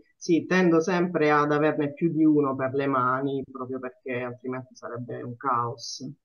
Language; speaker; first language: Italian; native; Italian